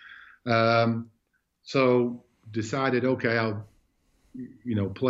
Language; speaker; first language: English; native; English